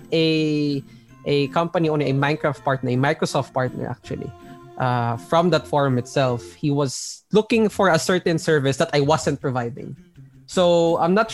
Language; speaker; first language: English; non-native, local second language; Hiligaynon